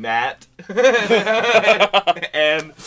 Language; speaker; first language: English; native; English